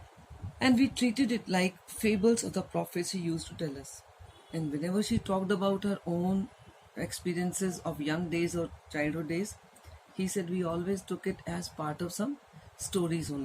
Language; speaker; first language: English; non-native, local second language; Hindi